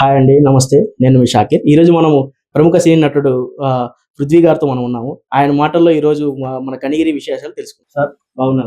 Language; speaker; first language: Telugu; native; Telugu